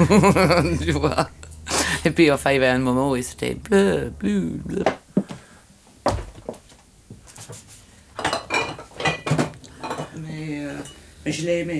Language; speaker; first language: French; native; French